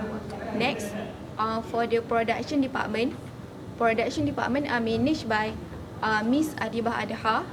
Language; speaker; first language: English; non-native, learner; Malay